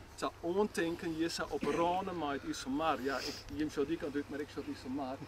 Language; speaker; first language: Dutch; non-native, local second language; Western Frisian